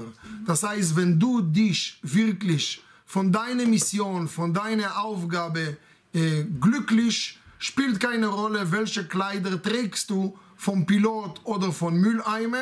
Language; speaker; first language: German; non-native, fluent; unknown